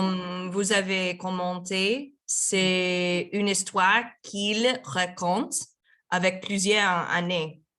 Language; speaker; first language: French; non-native, learner; Spanish